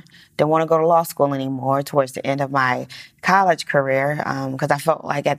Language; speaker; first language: English; native; English